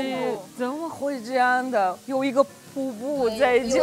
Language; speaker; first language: Chinese; non-native, fluent; Russian